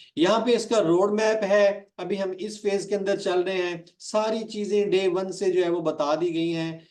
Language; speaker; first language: Urdu; non-native, local second language; Punjabi